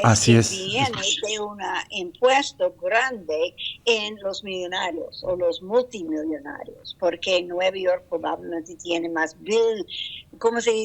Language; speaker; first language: Spanish; non-native, learner; English